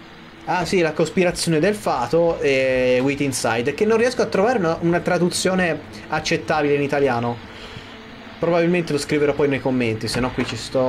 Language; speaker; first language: Italian; native; Italian